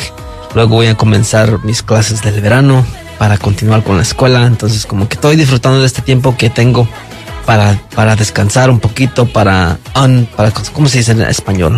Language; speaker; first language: Spanish; early bilingual, heritage; Spanish